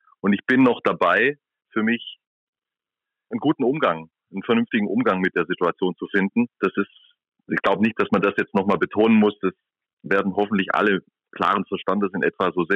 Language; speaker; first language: German; native; German